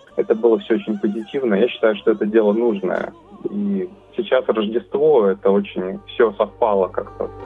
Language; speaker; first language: Russian; native; Russian